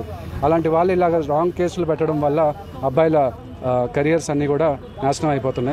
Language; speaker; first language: Telugu; native; Telugu